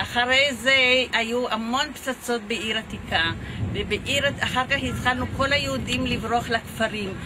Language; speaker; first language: Hebrew; non-native, fluent; Ladino